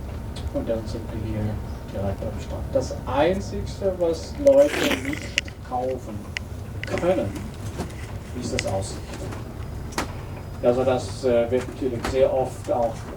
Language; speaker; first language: German; non-native, fluent; English